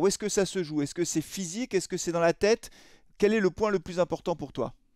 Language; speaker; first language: French; native; French